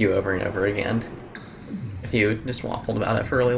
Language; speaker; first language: English; native; English